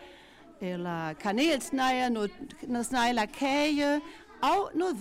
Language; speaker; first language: Danish; non-native, local second language; German